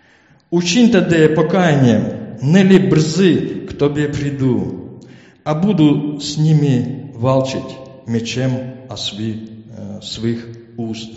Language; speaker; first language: Czech; non-native, learner; Ukrainian